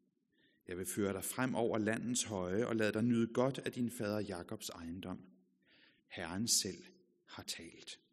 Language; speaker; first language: Danish; native; Danish